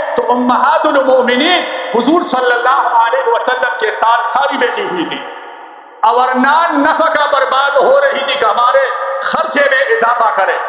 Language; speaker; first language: Urdu; non-native, local second language; Pashto